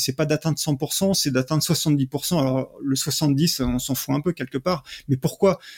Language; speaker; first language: French; native; French